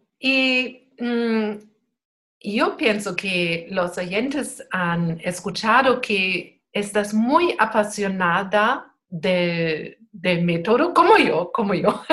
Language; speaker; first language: Spanish; non-native, learner; German